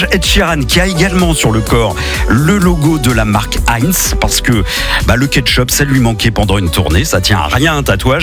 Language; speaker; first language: French; native; French